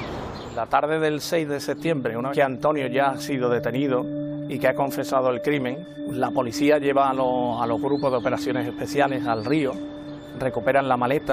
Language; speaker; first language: Spanish; native; Spanish